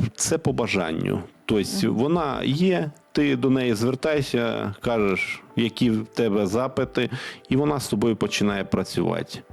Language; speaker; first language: Ukrainian; non-native, local second language; Russian